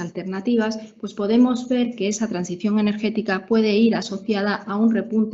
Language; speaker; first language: Spanish; native; Spanish